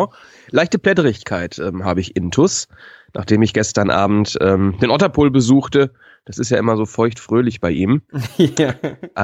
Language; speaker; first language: German; native; German